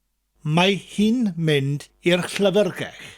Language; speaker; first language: Welsh; non-native, fluent; English